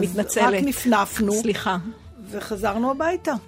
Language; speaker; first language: Hebrew; native; Hebrew